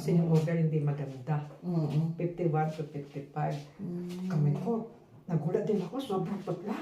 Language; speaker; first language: Filipino; native; Filipino